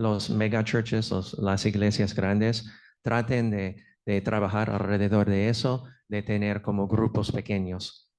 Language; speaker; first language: Spanish; non-native, fluent; English